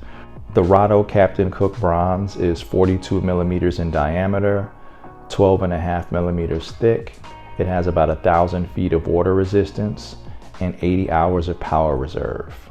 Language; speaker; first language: English; native; English